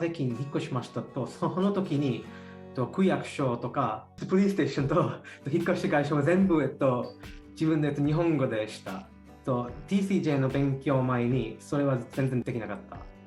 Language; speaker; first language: Japanese; non-native, learner; English